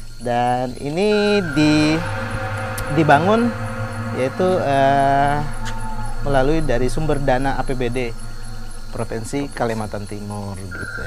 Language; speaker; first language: Indonesian; native; Indonesian